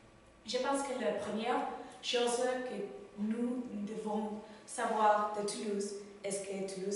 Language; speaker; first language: French; non-native, learner; Spanish